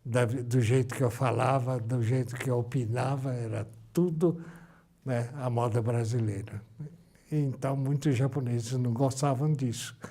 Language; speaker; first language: Portuguese; early bilingual, other home language; Japanese